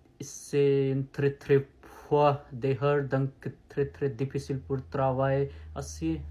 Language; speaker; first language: French; non-native, learner; Nepali